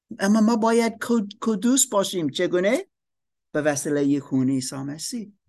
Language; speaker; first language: Persian; non-native, fluent; English